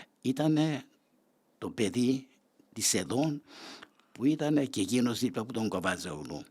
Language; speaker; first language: Greek; non-native, local second language; Turkish